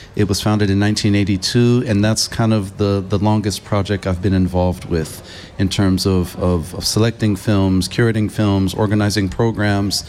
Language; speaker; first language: English; native; English